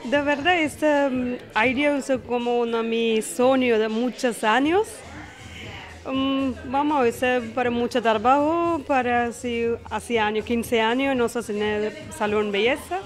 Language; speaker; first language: Spanish; non-native, learner; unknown